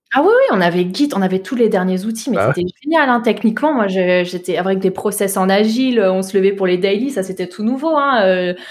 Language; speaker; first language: French; native; French